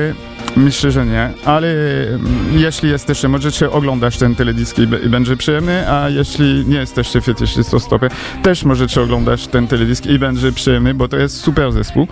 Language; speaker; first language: Polish; non-native, learner; French